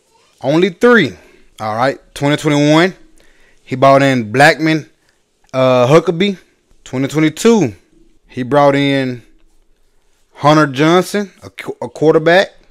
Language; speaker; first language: English; native; English